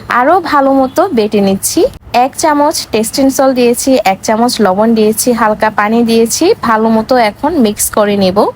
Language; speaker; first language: Bangla; non-native, local second language; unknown